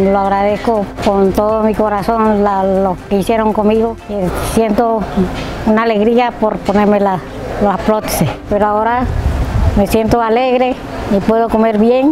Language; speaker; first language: Spanish; non-native, local second language; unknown